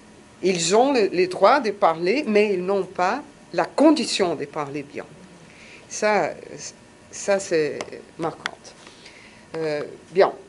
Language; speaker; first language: French; non-native, fluent; Portuguese